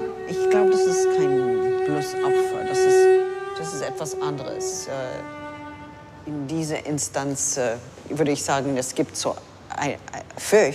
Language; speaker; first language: German; non-native, fluent; English